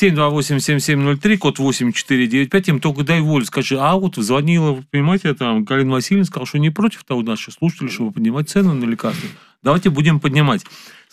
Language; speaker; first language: Russian; native; Russian